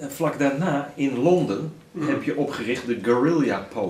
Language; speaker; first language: Dutch; native; Dutch